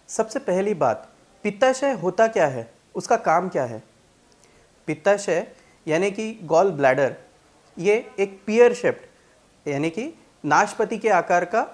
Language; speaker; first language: Hindi; non-native, local second language; Marathi